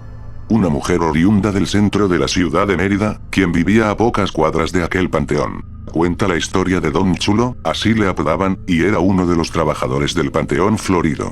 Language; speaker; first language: Spanish; native; Spanish